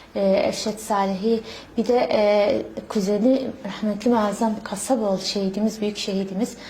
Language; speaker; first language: Turkish; early bilingual, heritage; Arabic